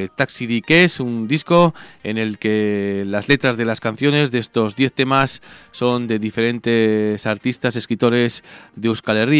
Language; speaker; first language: Spanish; native; Spanish